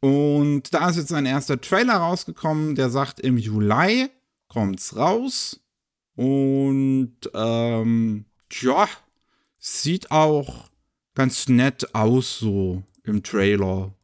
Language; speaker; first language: German; native; German